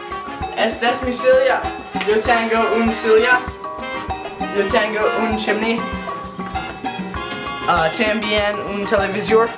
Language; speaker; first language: Spanish; non-native, learner; English